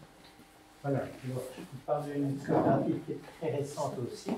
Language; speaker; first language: French; native; French